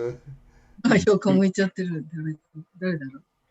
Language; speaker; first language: Japanese; native; Japanese